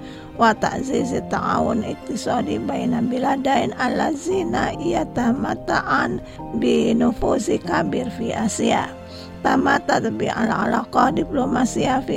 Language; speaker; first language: Arabic; non-native, fluent; Indonesian